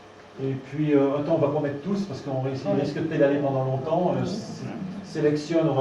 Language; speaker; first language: French; native; French